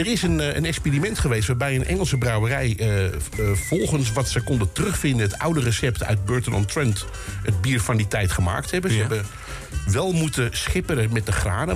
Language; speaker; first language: Dutch; native; Dutch